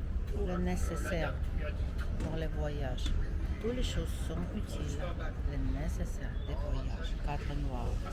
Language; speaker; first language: French; non-native, fluent; Russian